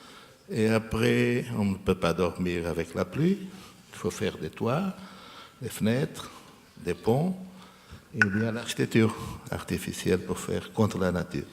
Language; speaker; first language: French; non-native, fluent; Portuguese